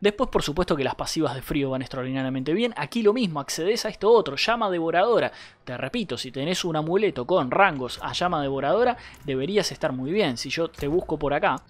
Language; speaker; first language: Spanish; native; Spanish